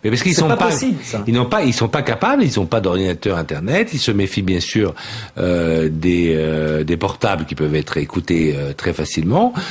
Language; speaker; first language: French; native; French